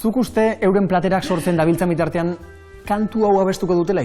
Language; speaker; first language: Basque; native; Basque